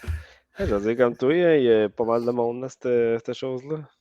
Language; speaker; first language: French; native; French